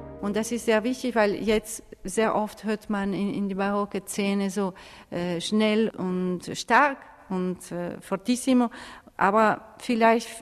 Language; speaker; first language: German; non-native, fluent; Italian